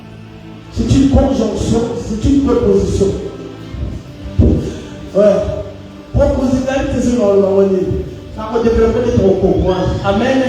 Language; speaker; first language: French; non-native, local second language; Lingala